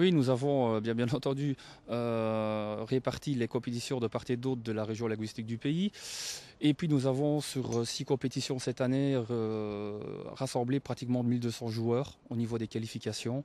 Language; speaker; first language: French; native; French